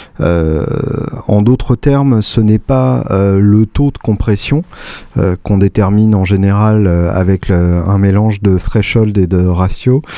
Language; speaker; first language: French; native; French